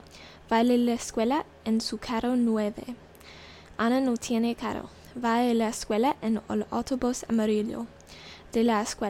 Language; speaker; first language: Spanish; non-native, learner; English